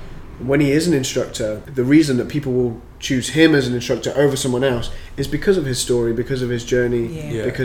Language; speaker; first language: English; native; English